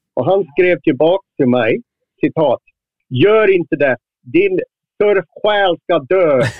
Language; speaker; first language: Swedish; non-native, fluent; English